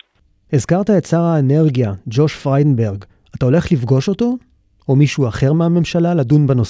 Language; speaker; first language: Hebrew; native; Hebrew